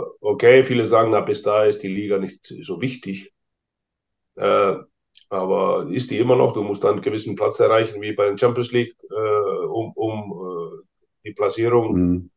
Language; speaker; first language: German; non-native, fluent; Icelandic